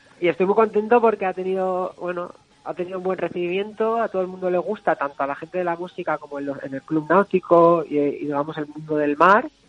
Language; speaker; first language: Spanish; native; Spanish